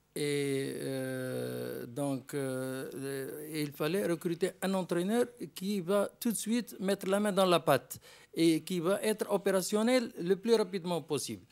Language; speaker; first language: French; non-native, local second language; Arabic